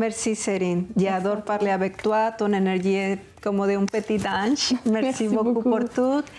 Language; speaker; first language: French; non-native, learner; Spanish